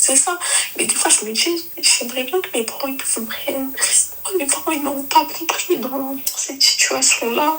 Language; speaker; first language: French; native; French